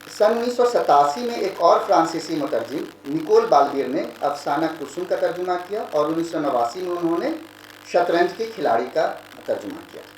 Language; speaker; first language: Urdu; native; Urdu